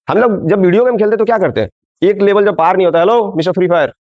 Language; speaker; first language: Hindi; non-native, local second language; Bangla